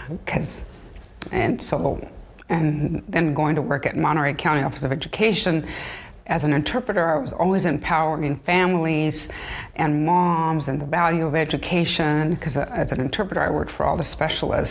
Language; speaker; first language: English; early bilingual, other home language; Spanish